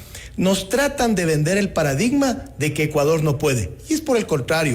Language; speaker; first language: Spanish; native; Spanish